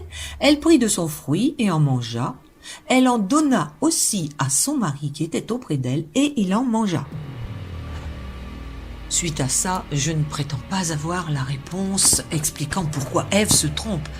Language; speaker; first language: French; native; French